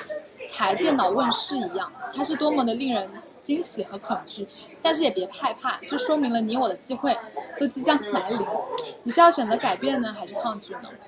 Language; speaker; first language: Chinese; native; Chinese